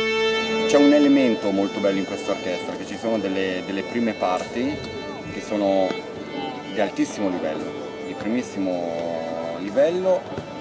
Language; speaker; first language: Italian; native; Italian